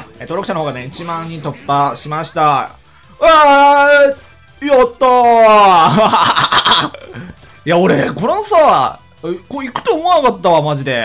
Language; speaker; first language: Japanese; native; Japanese